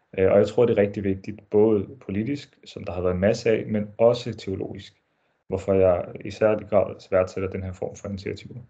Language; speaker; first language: Danish; early bilingual, other home language; Arabic